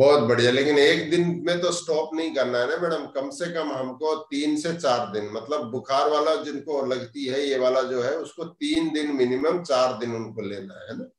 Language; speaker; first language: Hindi; native; Hindi